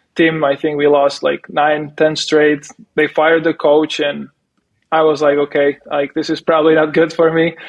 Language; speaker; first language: English; non-native, fluent; Czech